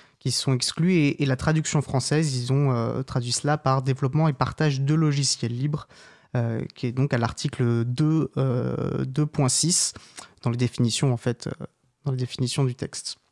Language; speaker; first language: French; native; French